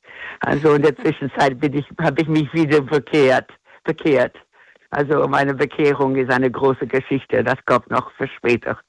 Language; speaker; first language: German; non-native, fluent; English